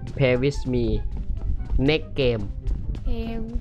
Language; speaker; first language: English; non-native, learner; Thai